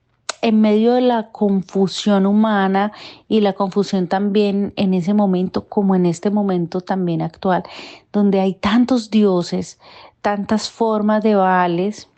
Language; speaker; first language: Spanish; native; Spanish